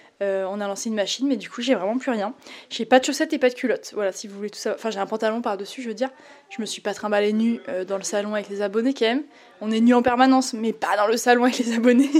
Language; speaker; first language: French; native; French